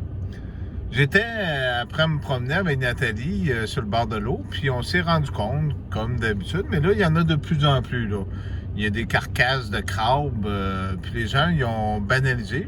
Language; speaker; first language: French; native; French